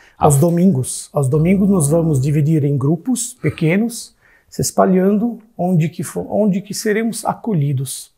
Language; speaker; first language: Portuguese; non-native, fluent; Arabic